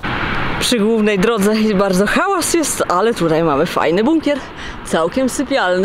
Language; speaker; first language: Polish; native; Polish